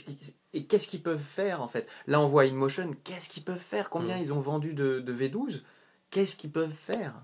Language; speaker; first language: French; native; French